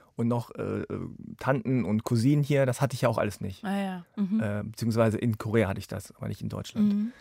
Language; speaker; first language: German; native; German